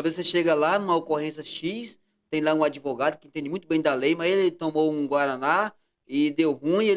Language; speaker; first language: Portuguese; native; Portuguese